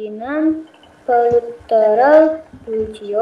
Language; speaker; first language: Korean; non-native, learner; Indonesian